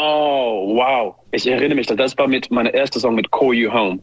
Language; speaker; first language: German; non-native, learner; English